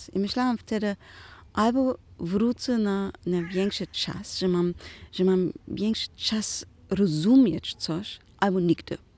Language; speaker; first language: Polish; non-native, learner; German